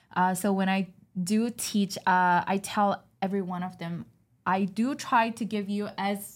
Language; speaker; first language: English; non-native, fluent; Chinese